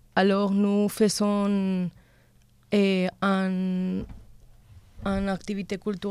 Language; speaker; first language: French; non-native, learner; Spanish